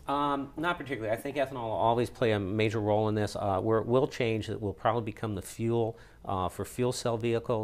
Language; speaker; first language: English; native; English